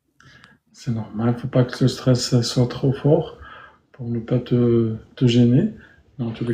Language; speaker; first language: French; native; French